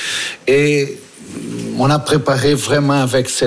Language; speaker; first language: French; non-native, learner; Portuguese